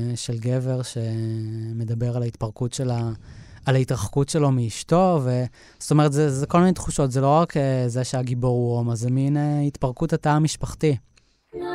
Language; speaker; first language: Hebrew; native; Hebrew